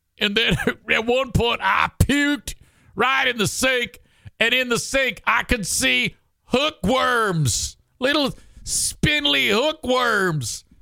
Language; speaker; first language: English; native; English